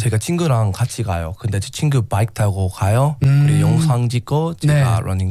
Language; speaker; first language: Korean; non-native, learner; English